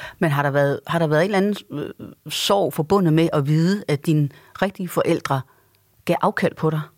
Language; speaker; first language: Danish; native; Danish